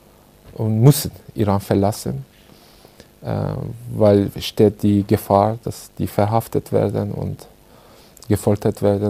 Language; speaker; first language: German; non-native, learner; Persian